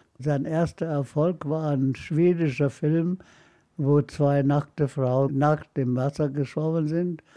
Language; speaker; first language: German; non-native, fluent; Arabic